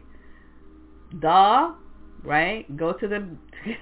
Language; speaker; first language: English; non-native, fluent; French